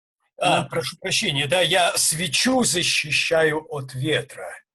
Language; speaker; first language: Russian; native; Russian